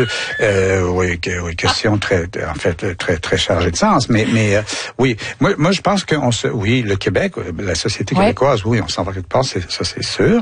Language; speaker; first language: French; native; French